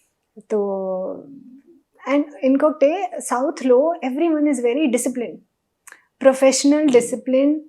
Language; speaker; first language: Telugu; non-native, local second language; Hindi